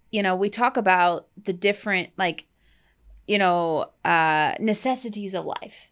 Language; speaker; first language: English; native; English